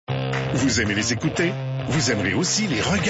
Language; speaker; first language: French; native; French